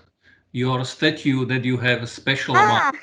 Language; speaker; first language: English; non-native, fluent; Slovak